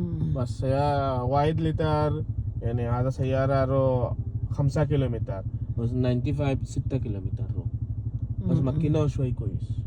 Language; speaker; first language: Arabic; non-native, learner; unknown